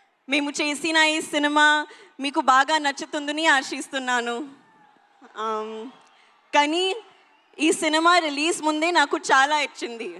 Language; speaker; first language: Telugu; non-native, learner; Hindi